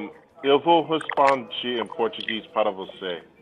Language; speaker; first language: Portuguese; non-native, learner; English